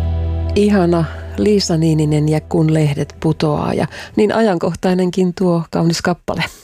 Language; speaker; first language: Finnish; native; Finnish